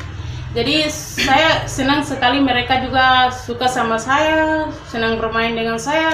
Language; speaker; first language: Indonesian; non-native, local second language; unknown